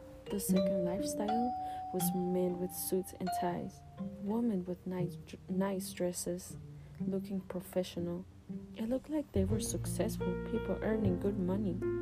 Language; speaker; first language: English; early bilingual, other home language; Spanish